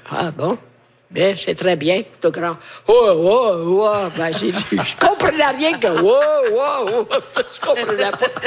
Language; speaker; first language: French; non-native, fluent; Italian